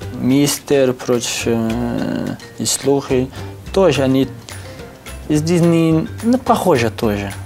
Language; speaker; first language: Russian; non-native, learner; Portuguese